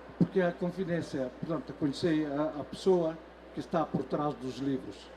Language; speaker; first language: Portuguese; non-native, local second language; Tetum